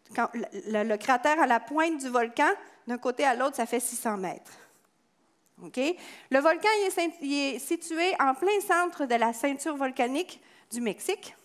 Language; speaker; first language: French; native; French